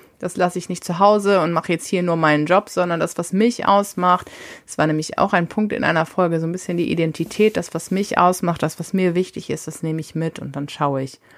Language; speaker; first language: German; native; German